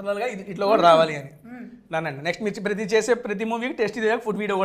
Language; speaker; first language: Telugu; native; Telugu